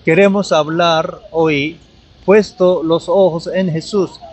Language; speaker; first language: Spanish; non-native, learner; Korean